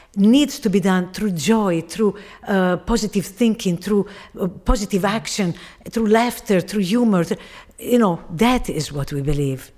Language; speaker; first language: English; non-native, fluent; Italian